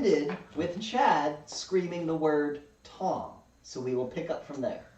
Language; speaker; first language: English; native; English